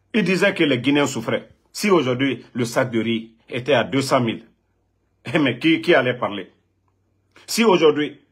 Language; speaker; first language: French; non-native, local second language; Mandingo